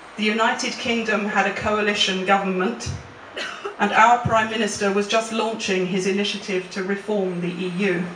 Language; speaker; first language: English; native; English